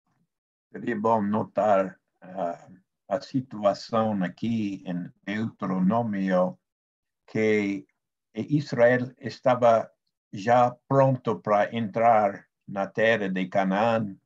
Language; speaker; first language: Portuguese; non-native, fluent; Spanish